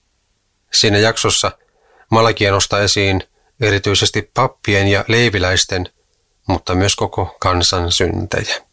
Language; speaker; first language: Finnish; native; Finnish